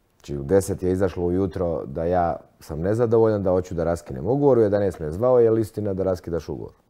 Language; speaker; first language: Croatian; native; Croatian